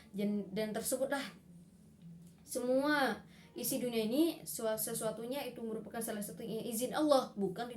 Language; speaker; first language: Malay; non-native, local second language; Madurese